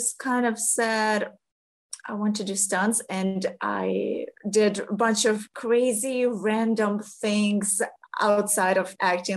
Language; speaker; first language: English; non-native, fluent; Ukrainian